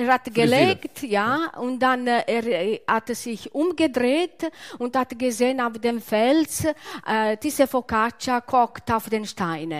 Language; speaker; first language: German; non-native, learner; Italian